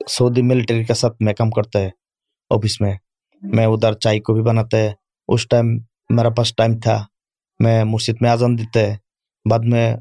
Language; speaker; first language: Urdu; non-native, learner; Bangla